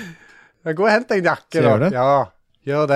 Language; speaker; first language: Norwegian; native; Norwegian